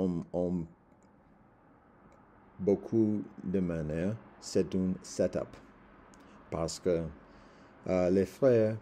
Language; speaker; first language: French; non-native, learner; English